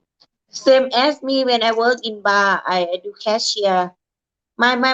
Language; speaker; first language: English; non-native, learner; Thai